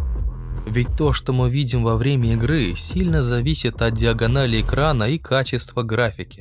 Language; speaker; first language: Russian; native; Russian